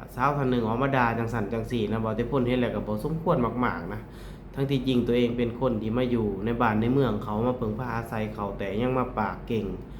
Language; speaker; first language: Thai; native; Thai